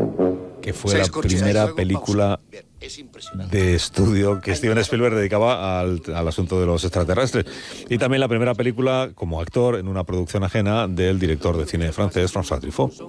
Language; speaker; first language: Spanish; native; Spanish